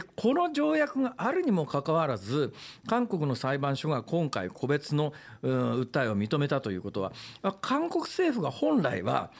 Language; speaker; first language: Japanese; native; Japanese